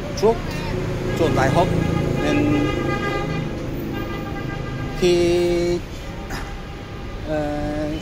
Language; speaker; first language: Vietnamese; non-native, learner; Japanese